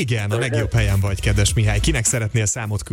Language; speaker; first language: Hungarian; native; Hungarian